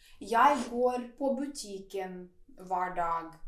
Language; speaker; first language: Norwegian; non-native, fluent; Ukrainian